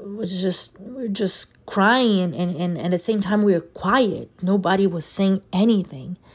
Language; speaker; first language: English; non-native, fluent; Portuguese